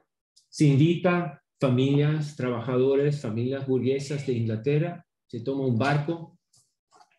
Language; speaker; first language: Spanish; non-native, fluent; Swedish